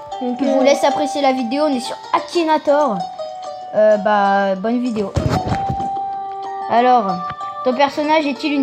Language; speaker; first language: French; native; French